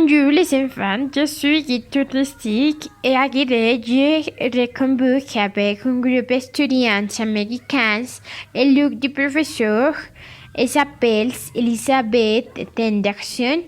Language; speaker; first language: French; non-native, learner; Spanish